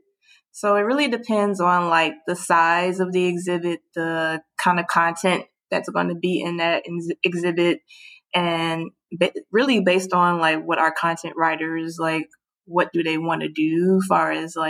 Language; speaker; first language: English; native; English